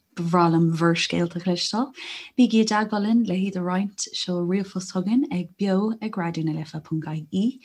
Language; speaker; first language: Irish; non-native, local second language; English